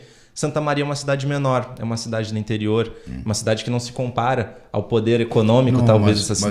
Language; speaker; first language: Portuguese; native; Portuguese